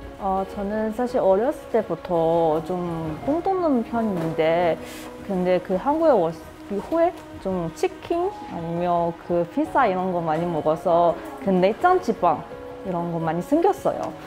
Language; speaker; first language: Korean; non-native, learner; Chinese